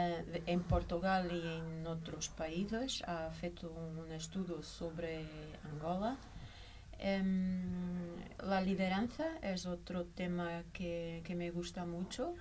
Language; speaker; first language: Spanish; non-native, fluent; Portuguese